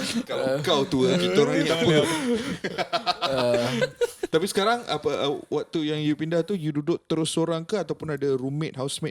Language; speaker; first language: Malay; native; Malay